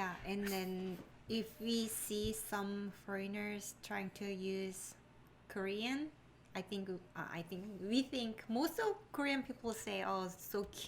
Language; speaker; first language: English; non-native, learner; Korean